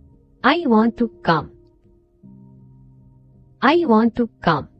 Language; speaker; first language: English; non-native, fluent; Urdu